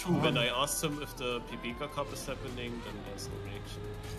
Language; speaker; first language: English; non-native, learner; German